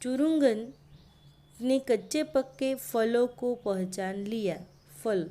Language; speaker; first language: Hindi; non-native, local second language; Gujarati